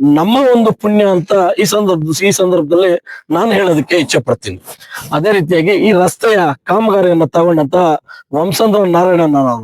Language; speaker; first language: Kannada; native; Kannada